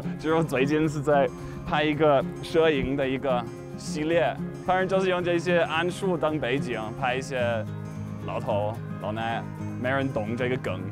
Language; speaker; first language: Chinese; non-native, fluent; English